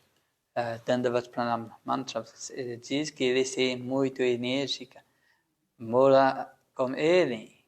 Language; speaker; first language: Portuguese; non-native, learner; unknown